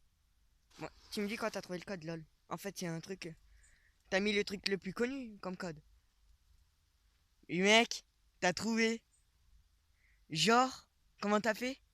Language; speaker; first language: French; native; French